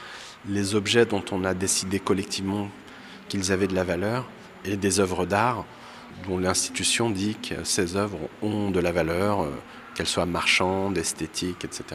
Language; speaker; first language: French; early bilingual, other home language; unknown